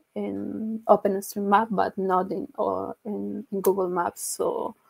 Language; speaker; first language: English; non-native, learner; Spanish